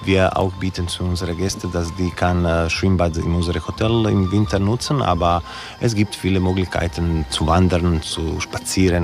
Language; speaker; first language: German; non-native, learner; Croatian